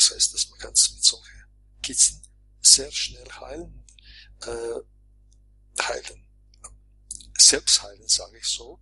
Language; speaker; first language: German; non-native, fluent; Croatian